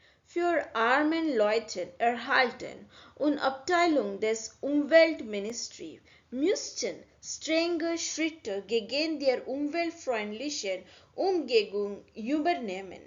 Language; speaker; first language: German; non-native, learner; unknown